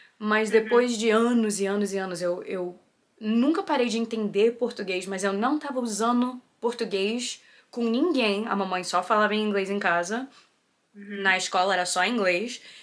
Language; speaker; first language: Portuguese; early bilingual, heritage; Portuguese